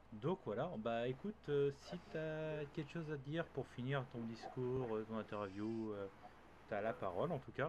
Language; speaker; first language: French; native; French